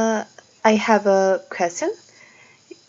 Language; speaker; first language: English; non-native, learner; Korean